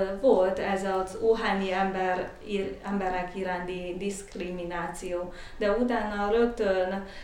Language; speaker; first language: Hungarian; non-native, learner; Chinese